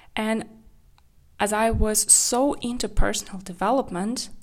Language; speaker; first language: English; non-native, fluent; Kazakh